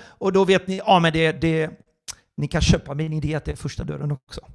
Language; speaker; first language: Swedish; non-native, fluent; Portuguese